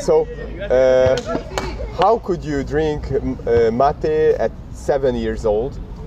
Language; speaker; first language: English; non-native, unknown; Hungarian